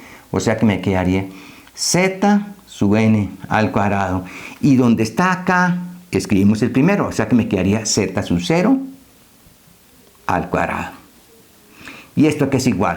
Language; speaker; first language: Spanish; native; Spanish